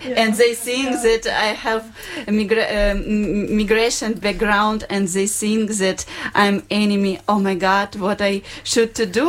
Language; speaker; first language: English; non-native, learner; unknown